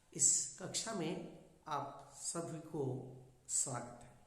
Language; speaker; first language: Hindi; non-native, local second language; Kannada